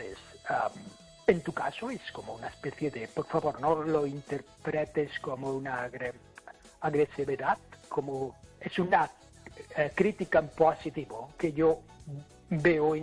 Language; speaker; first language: Spanish; non-native, fluent; English